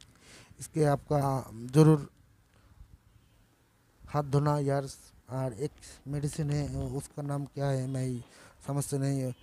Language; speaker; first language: Hindi; non-native, learner; Bangla